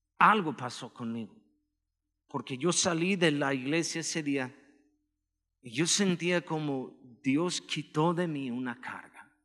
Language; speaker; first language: Spanish; non-native, fluent; English